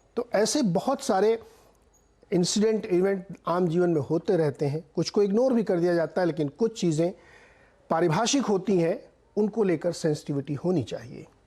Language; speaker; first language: Hindi; native; Hindi